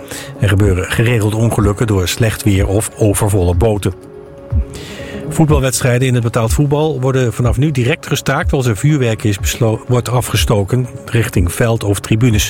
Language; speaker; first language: Dutch; native; Dutch